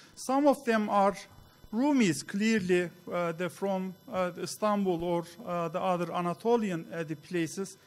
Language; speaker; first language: English; non-native, fluent; Turkish